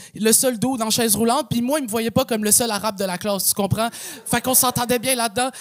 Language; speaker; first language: French; native; French